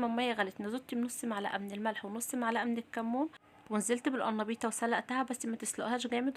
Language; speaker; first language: Arabic; native; Arabic